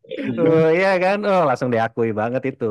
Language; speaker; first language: Indonesian; native; Indonesian